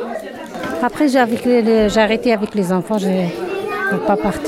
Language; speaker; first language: French; non-native, learner; Arabic